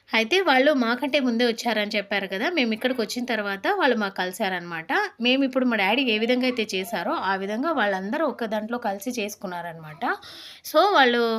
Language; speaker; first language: Telugu; non-native, local second language; Lambadi